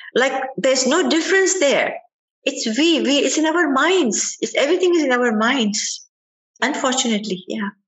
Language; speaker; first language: English; non-native, local second language; Sindhi